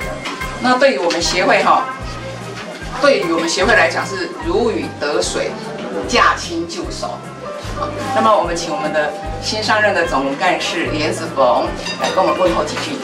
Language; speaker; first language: Chinese; native; Chinese